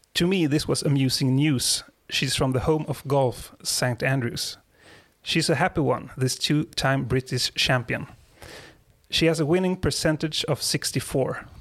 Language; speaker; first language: English; non-native, fluent; Swedish